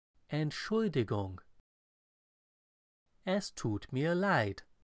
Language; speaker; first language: German; non-native, fluent; English